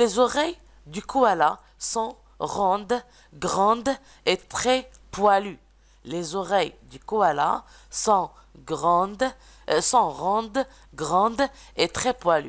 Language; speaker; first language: French; non-native, local second language; Arabic